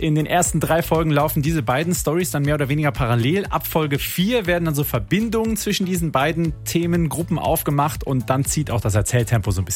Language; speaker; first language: German; native; German